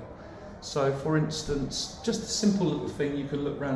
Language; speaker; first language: English; native; English